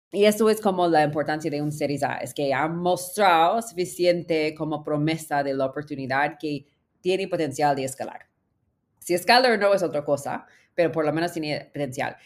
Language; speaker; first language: Spanish; non-native, fluent; English